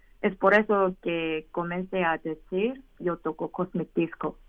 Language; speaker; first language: Spanish; non-native, learner; Korean